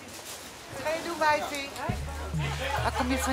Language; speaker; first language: Dutch; native; Dutch